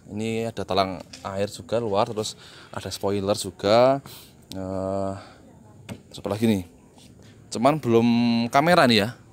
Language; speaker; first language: Indonesian; non-native, local second language; Javanese